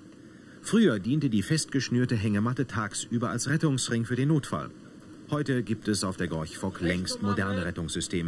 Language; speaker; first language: German; native; German